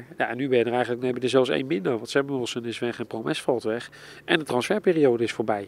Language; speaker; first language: Dutch; native; Dutch